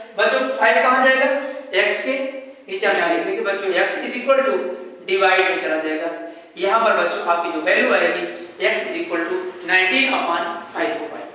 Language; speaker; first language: Hindi; native; Hindi